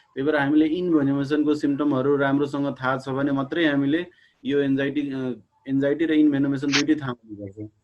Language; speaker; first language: Nepali; non-native, local second language; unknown